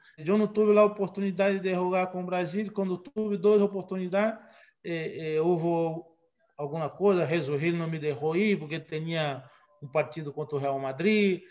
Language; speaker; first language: Portuguese; native; Portuguese